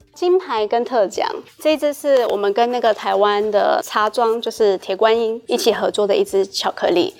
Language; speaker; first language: Chinese; early bilingual, heritage; Chinese